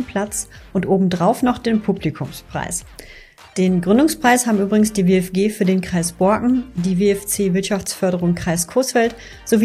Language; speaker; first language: German; native; German